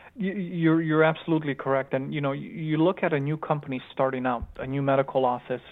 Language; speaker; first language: English; early bilingual, other home language; Romanian